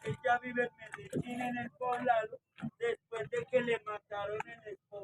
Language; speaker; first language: Spanish; native; Spanish